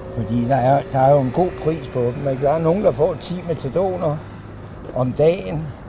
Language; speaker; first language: Danish; native; Danish